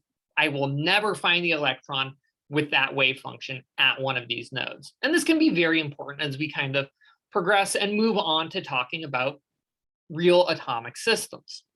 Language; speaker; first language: English; native; English